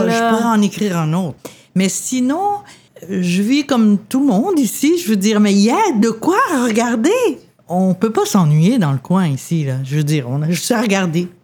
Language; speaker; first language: French; native; French